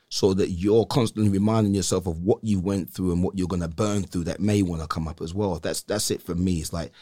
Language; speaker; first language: English; native; English